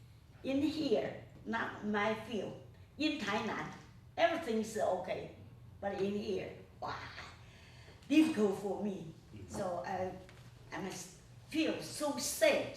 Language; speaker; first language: English; non-native, learner; Chinese